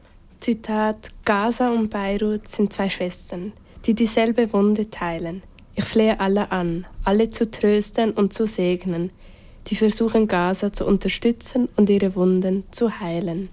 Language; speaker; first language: German; native; German